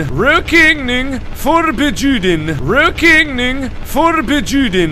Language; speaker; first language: Swedish; non-native, learner; English